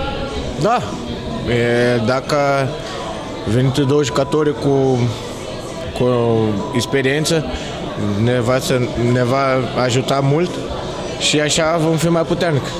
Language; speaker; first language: Romanian; non-native, learner; Portuguese